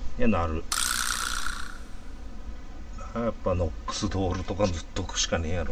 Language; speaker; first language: Japanese; native; Japanese